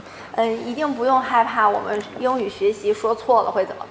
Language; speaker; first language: Chinese; native; Chinese